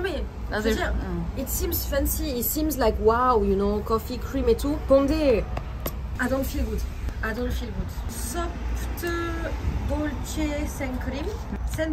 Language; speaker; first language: English; non-native, learner; French